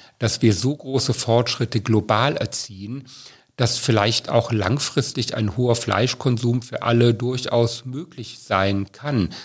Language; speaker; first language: German; native; German